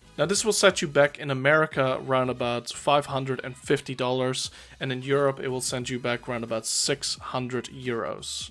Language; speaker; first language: English; native; English